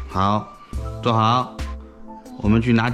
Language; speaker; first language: Chinese; native; Chinese